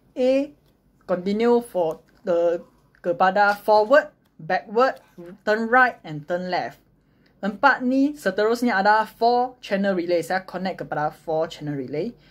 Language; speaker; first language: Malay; non-native, local second language; Chinese